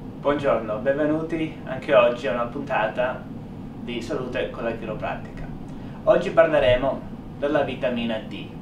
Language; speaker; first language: Italian; early bilingual, heritage; Italian